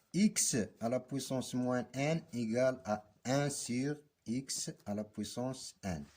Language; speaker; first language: French; non-native, local second language; Arabic